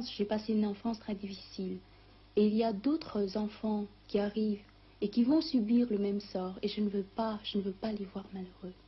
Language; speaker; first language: French; early bilingual, other home language; Vietnamese